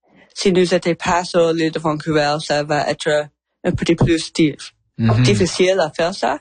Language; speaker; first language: French; non-native, learner; English